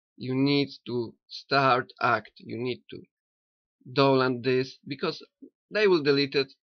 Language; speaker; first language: English; non-native, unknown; Polish